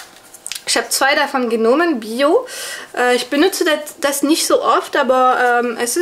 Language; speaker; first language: German; non-native, fluent; French